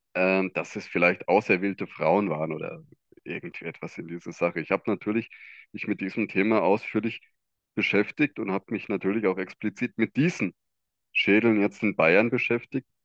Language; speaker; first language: German; native; German